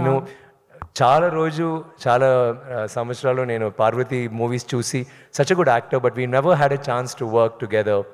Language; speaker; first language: Telugu; non-native, learner; Tamil